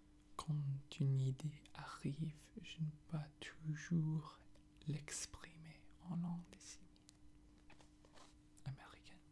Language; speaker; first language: French; non-native, fluent; English